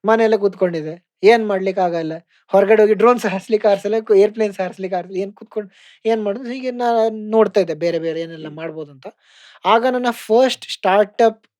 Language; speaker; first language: Kannada; native; Kannada